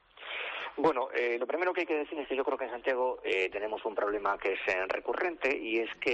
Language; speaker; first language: Spanish; native; Spanish